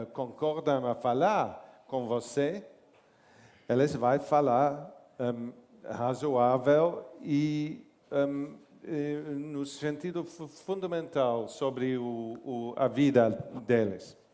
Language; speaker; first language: Portuguese; non-native, learner; English